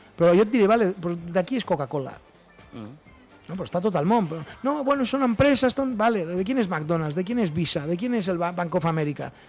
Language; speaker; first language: Catalan; non-native, local second language; Spanish